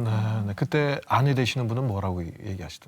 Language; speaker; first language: Korean; native; Korean